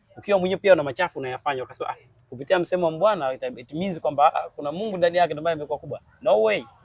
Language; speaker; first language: Swahili; native; Swahili